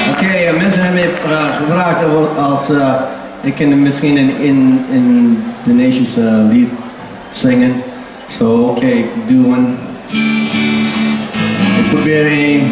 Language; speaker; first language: Dutch; early bilingual, heritage; Dutch